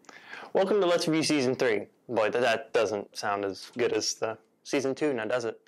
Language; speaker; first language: English; native; English